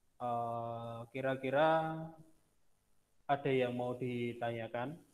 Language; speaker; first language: Indonesian; non-native, local second language; Javanese